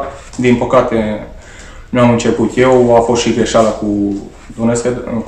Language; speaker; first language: Romanian; non-native, local second language; Hungarian